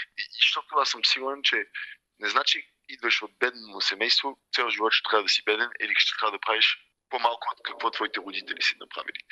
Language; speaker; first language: Bulgarian; early bilingual, heritage; Bulgarian